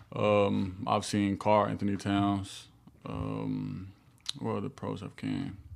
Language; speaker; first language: English; native; English